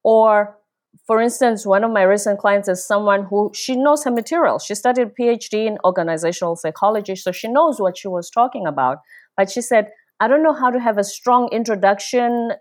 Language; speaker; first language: English; non-native, local second language; Zulu